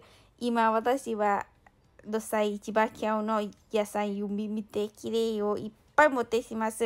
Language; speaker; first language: Japanese; non-native, learner; Thai